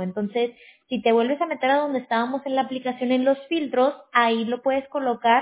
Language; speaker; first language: Spanish; native; Spanish